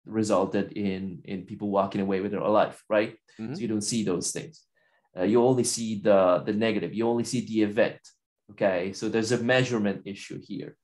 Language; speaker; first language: English; non-native, fluent; Italian